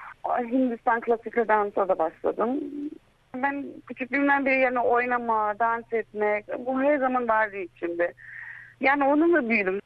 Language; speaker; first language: Turkish; early bilingual, heritage; Turkish